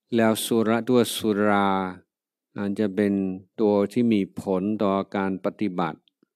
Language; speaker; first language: Thai; non-native, fluent; English